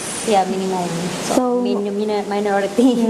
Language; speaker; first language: English; non-native, learner; Indonesian